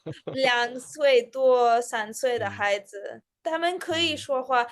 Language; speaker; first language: Chinese; non-native, fluent; Russian